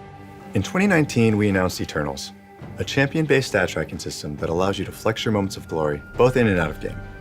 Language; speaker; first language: English; native; English